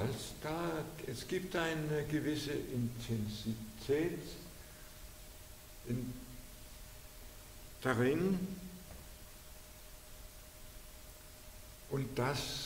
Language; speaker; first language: German; non-native, fluent; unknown